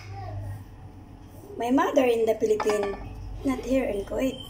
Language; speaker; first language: English; non-native, learner; Filipino